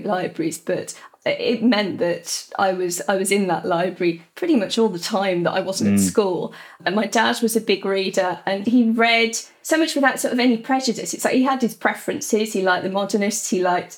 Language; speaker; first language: English; native; English